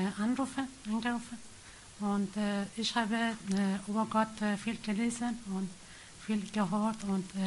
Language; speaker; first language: German; non-native, learner; Persian